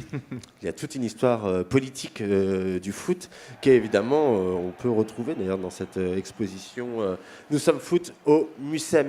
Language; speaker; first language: French; native; French